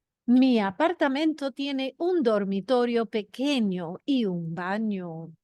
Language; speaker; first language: Spanish; non-native, fluent; English